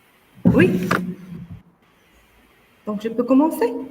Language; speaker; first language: French; non-native, local second language; Arabic